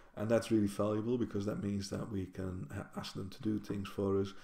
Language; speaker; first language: English; non-native, fluent; Dutch